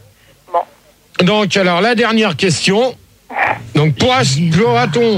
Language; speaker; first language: French; native; French